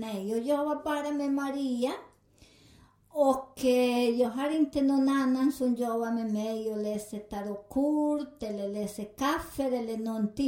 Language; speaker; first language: Swedish; non-native, learner; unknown